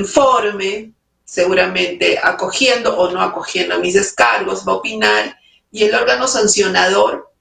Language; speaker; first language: Spanish; native; Spanish